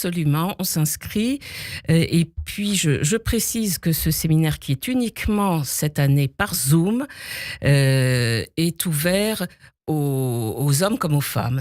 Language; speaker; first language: French; native; French